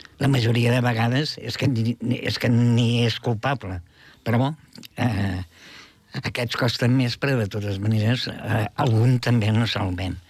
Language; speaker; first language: Catalan; native; Catalan